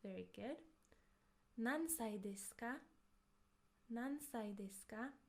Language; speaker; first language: Japanese; non-native, fluent; English